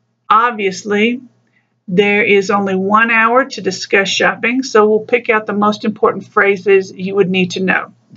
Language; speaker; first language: English; native; English